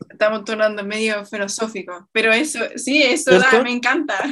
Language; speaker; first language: Spanish; non-native, fluent; English